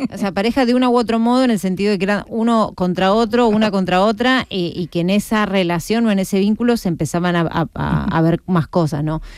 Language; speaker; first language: Spanish; native; Spanish